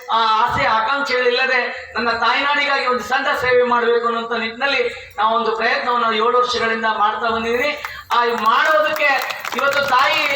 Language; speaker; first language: Kannada; native; Kannada